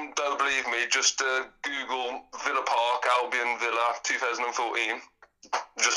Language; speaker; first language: English; native; English